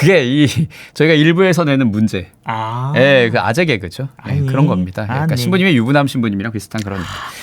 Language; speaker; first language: Korean; native; Korean